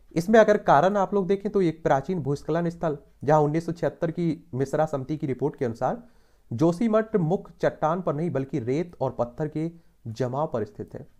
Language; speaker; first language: Hindi; native; Hindi